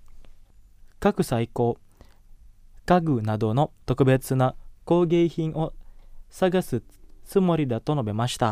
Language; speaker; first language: Japanese; non-native, fluent; Indonesian